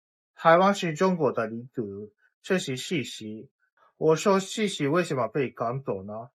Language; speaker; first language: Chinese; non-native, fluent; Japanese